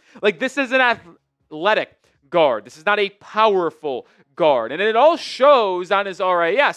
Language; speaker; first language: English; native; English